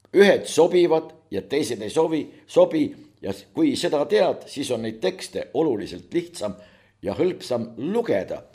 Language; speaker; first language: Estonian; native; Estonian